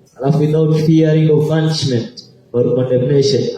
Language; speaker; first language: English; non-native, local second language; Swahili